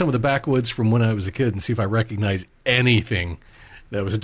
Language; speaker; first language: English; native; English